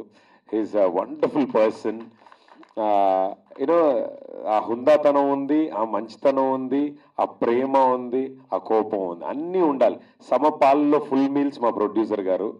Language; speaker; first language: Telugu; native; Telugu